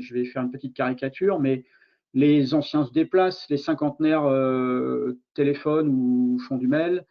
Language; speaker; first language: French; native; French